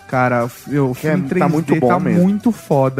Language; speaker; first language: Portuguese; native; Portuguese